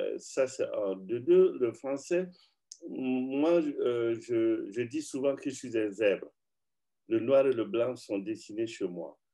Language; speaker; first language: French; non-native, local second language; Bambara